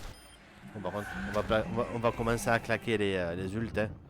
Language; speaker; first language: French; native; French